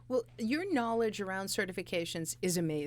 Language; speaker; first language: English; native; English